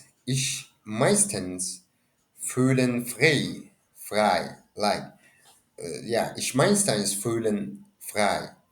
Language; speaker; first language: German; non-native, learner; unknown